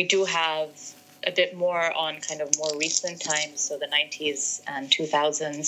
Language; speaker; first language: English; non-native, local second language; Arabic